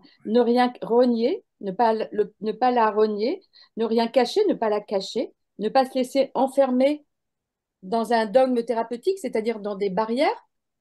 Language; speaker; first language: French; native; French